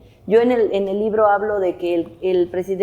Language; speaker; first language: Spanish; native; Spanish